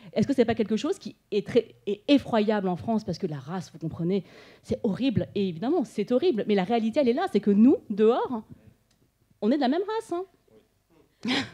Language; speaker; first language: French; native; French